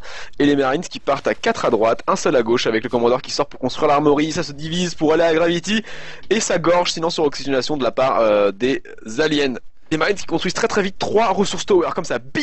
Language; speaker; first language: French; native; French